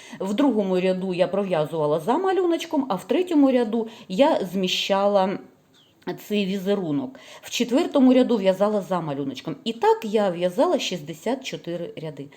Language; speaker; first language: Ukrainian; non-native, local second language; Russian